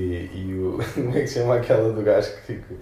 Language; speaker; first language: Portuguese; native; Portuguese